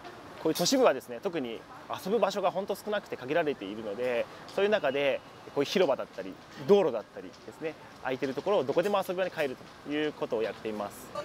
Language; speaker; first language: Japanese; native; Japanese